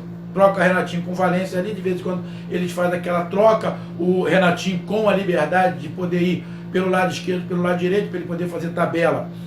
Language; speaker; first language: Portuguese; native; Portuguese